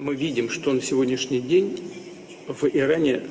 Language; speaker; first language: Russian; native; Russian